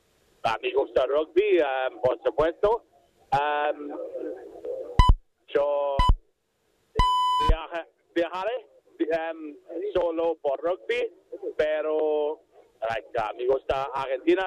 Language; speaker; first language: Spanish; non-native, learner; English